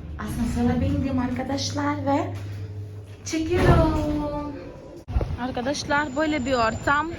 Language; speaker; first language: Turkish; non-native, fluent; Portuguese